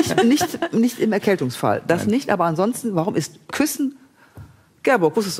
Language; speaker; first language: German; native; German